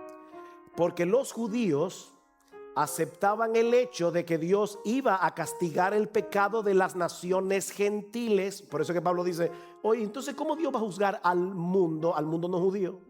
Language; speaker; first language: Spanish; native; Spanish